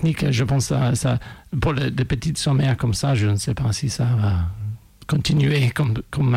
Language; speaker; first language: French; non-native, fluent; English